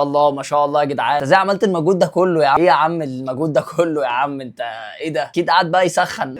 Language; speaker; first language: Arabic; native; Arabic